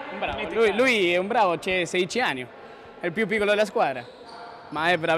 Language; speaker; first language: Italian; non-native, learner; Spanish